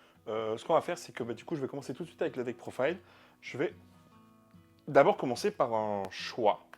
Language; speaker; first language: French; native; French